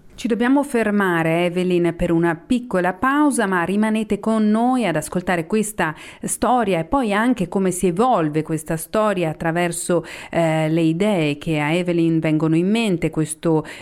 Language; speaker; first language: Italian; native; Italian